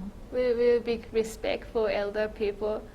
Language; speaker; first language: English; non-native, fluent; Japanese